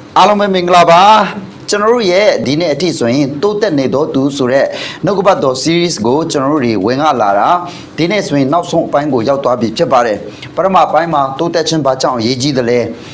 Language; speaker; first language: Burmese; non-native, local second language; Hakha Chin